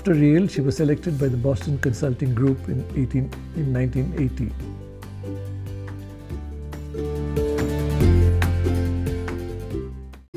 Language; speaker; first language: English; non-native, local second language; Kannada